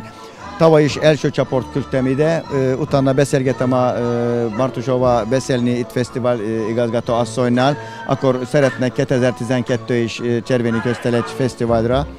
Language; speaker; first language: Hungarian; non-native, learner; Turkish